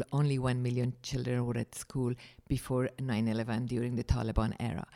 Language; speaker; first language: English; non-native, fluent; Persian